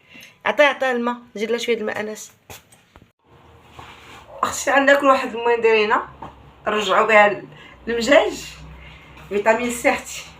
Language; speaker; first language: Arabic; native; Arabic